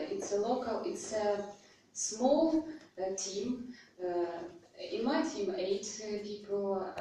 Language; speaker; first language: English; non-native, learner; Russian